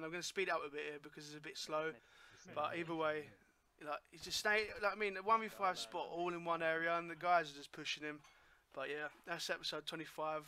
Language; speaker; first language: English; native; English